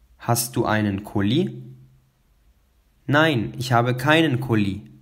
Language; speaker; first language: German; non-native, fluent; Albanian